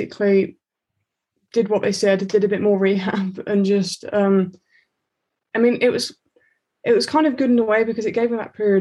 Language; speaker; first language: English; native; English